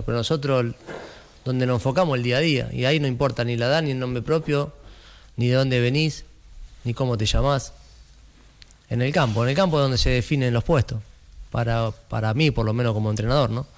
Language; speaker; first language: Spanish; native; Spanish